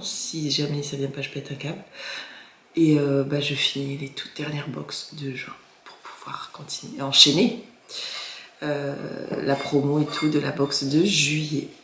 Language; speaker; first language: French; native; French